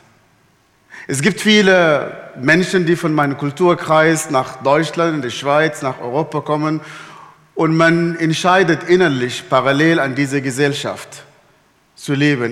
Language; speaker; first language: German; non-native, fluent; Arabic